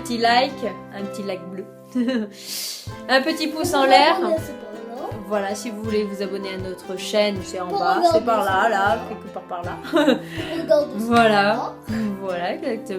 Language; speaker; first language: French; native; French